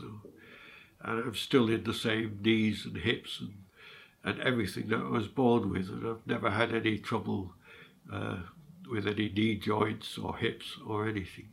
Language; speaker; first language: English; native; English